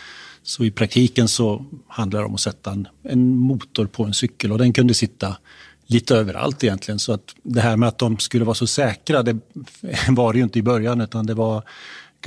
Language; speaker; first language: Swedish; native; Swedish